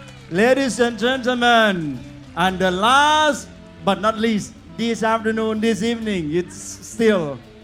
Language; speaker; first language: English; non-native, fluent; Thai